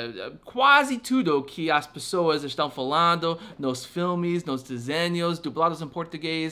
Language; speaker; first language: Portuguese; non-native, fluent; English